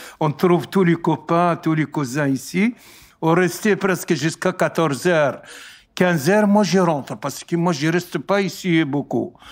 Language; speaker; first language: French; non-native, learner; Arabic